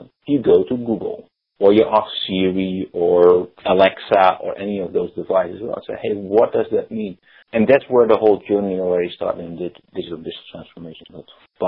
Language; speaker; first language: English; non-native, fluent; Dutch